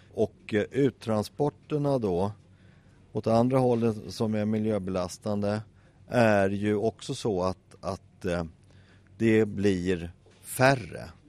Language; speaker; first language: Swedish; native; Swedish